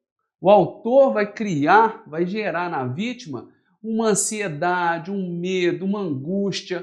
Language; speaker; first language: Portuguese; native; Portuguese